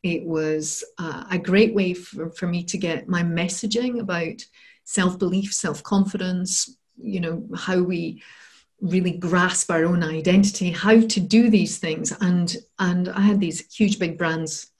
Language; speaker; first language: English; native; English